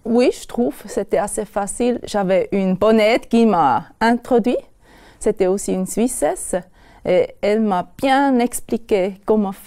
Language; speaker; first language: French; non-native, local second language; German